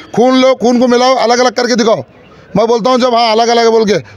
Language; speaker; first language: Hindi; native; Hindi